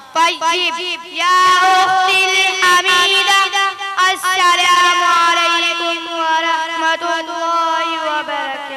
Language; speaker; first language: Arabic; non-native, learner; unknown